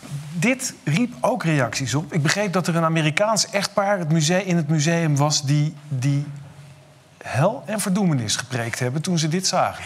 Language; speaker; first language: Dutch; native; Dutch